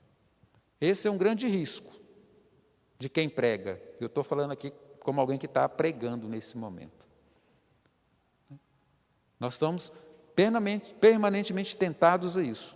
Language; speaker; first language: Portuguese; native; Portuguese